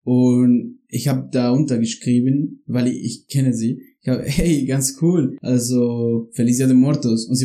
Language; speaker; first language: German; non-native, learner; Spanish